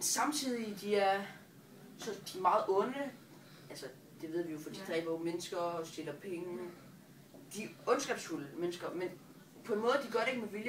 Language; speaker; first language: Danish; native; Danish